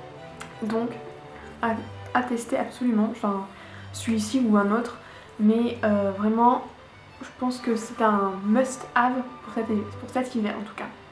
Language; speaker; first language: French; native; French